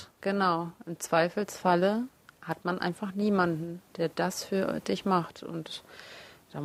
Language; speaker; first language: German; early bilingual, other home language; Russian